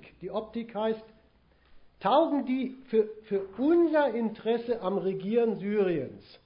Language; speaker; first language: German; native; German